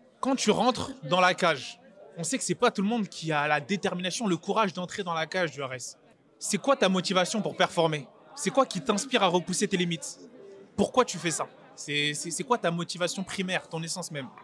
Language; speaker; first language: French; native; French